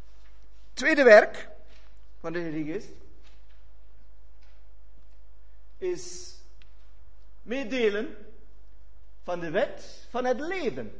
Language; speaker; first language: Dutch; non-native, fluent; German